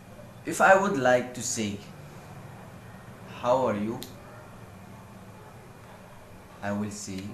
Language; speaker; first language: English; non-native, fluent; Arabic